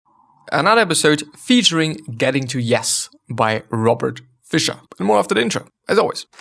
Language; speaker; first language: English; non-native, fluent; German